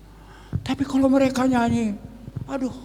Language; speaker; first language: Indonesian; native; Indonesian